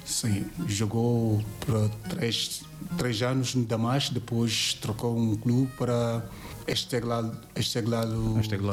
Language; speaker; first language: Portuguese; non-native, learner; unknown